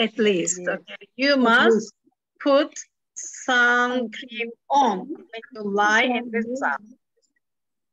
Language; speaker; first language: English; non-native, fluent; Turkish